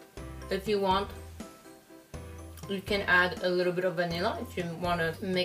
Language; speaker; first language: English; non-native, fluent; French